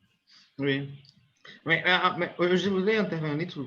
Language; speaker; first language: French; non-native, learner; Spanish